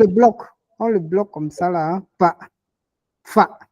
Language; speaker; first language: French; non-native, local second language; Ghomala